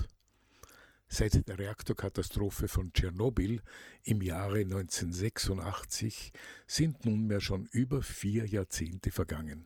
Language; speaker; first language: German; native; German